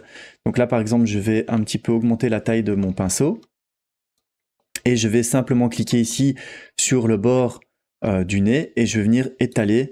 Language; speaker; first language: French; native; French